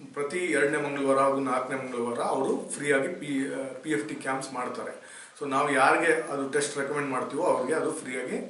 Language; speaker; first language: Kannada; native; Kannada